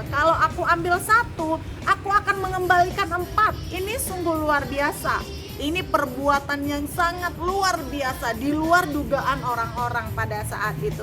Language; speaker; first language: Indonesian; native; Indonesian